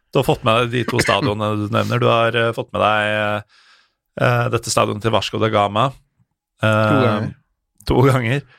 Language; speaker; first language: Norwegian; native; Norwegian